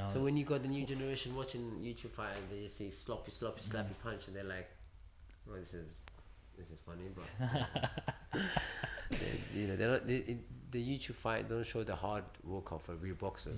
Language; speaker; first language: English; early bilingual, other home language; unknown